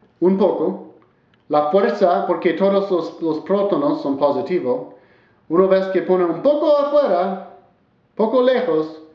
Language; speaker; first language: Spanish; non-native, learner; English